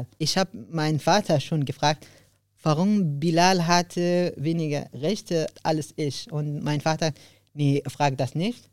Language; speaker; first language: German; non-native, learner; Arabic